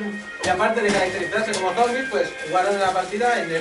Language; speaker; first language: Spanish; native; Spanish